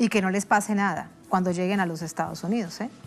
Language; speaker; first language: Spanish; native; Spanish